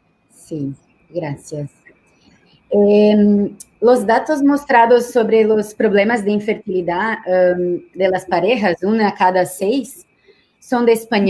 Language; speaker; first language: Spanish; non-native, learner; Portuguese